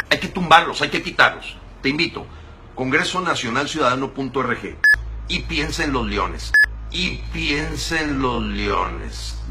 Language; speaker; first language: Spanish; native; Spanish